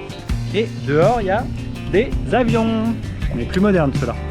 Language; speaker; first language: French; native; French